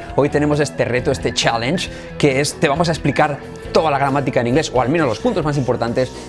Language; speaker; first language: Spanish; native; Spanish